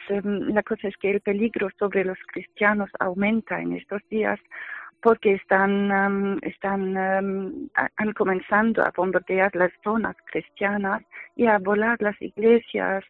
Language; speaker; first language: Spanish; non-native, fluent; Arabic